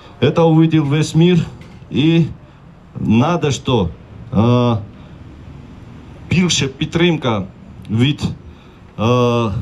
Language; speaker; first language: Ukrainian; non-native, learner; Georgian